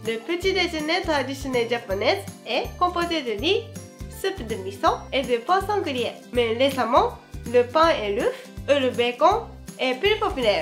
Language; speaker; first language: French; non-native, fluent; Japanese